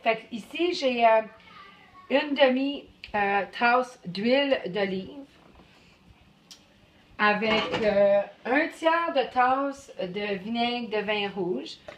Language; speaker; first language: French; native; French